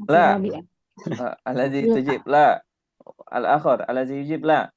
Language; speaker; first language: Arabic; non-native, fluent; Indonesian